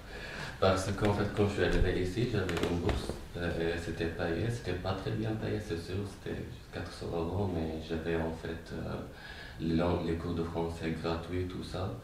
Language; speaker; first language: French; non-native, fluent; Arabic